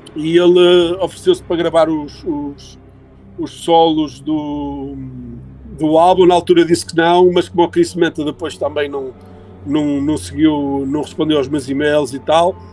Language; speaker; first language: Portuguese; early bilingual, heritage; Portuguese